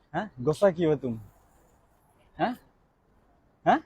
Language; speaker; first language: Hindi; non-native, learner; Bangla